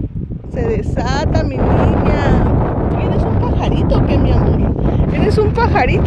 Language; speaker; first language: Spanish; native; Spanish